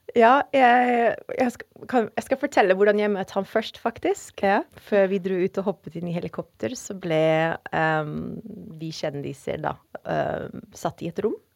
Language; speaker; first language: Norwegian; non-native, fluent; Dutch